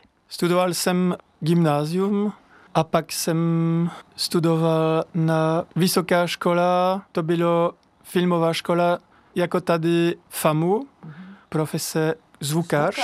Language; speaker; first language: Czech; non-native, fluent; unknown